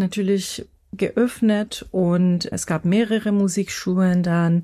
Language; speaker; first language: German; non-native, fluent; Persian